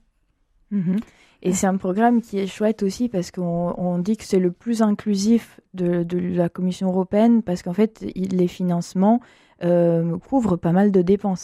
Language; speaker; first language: French; native; French